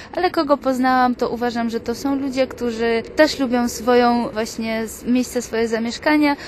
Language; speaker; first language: Polish; non-native, fluent; Georgian